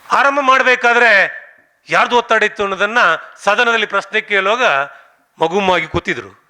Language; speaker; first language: Kannada; non-native, local second language; Tulu